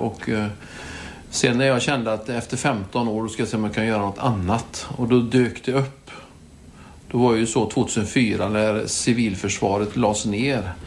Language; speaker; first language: Swedish; native; Swedish